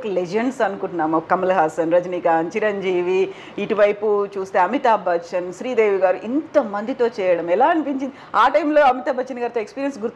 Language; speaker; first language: Telugu; native; Telugu